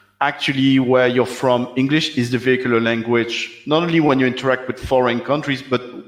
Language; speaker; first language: English; non-native, fluent; French